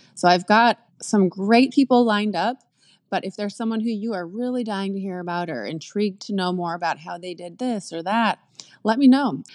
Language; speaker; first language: English; native; English